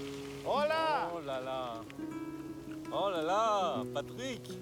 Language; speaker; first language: French; native; French